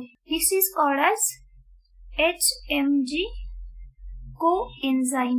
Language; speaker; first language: English; non-native, local second language; Marathi